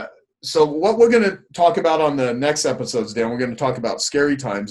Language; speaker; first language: English; native; English